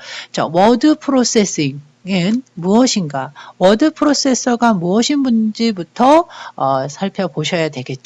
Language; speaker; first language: Korean; native; Korean